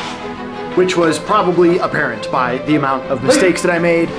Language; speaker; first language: English; native; English